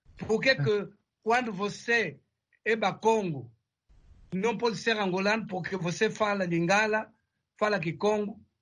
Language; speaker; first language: Portuguese; non-native, fluent; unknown